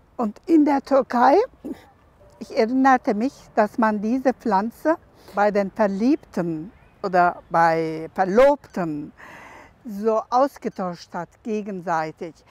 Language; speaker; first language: German; non-native, fluent; Turkish